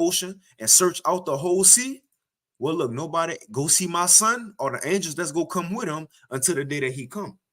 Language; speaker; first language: English; native; English